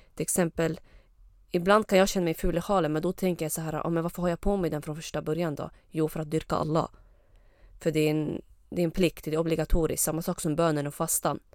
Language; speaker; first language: Swedish; early bilingual, other home language; Arabic